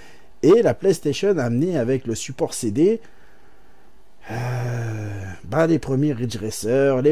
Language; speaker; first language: French; native; French